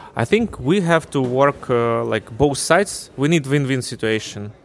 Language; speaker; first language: English; non-native, fluent; Ukrainian